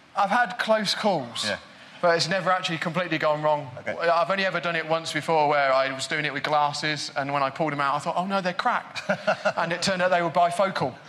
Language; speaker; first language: English; native; English